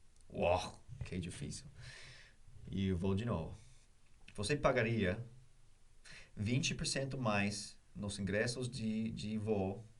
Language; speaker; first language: Portuguese; non-native, learner; English